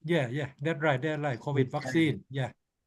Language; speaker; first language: English; non-native, learner; Thai